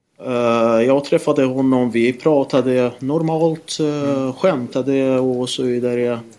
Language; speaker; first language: Swedish; non-native, fluent; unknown